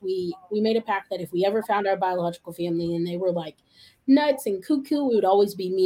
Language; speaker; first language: English; native; English